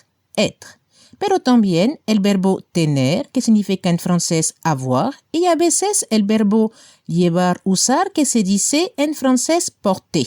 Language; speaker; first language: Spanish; non-native, fluent; French